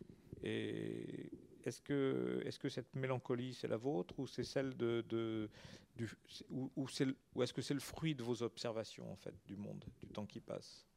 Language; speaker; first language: French; native; French